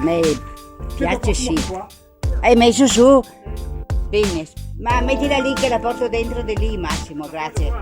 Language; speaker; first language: Italian; native; Italian